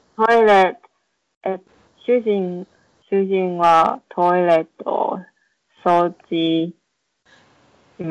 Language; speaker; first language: Japanese; non-native, learner; Chinese